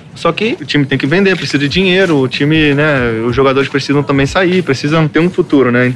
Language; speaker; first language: Portuguese; native; Portuguese